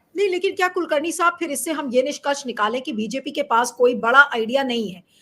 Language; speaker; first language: Hindi; native; Hindi